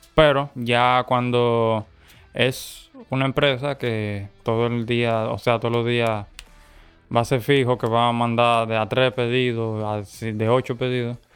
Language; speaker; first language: Spanish; native; Spanish